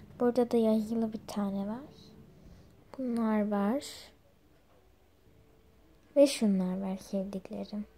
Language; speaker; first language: Turkish; early bilingual, heritage; Turkish